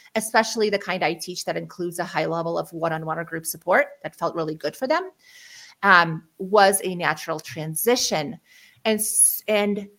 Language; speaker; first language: English; early bilingual, other home language; Ukrainian